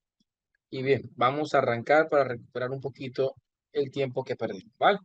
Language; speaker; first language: Spanish; native; Spanish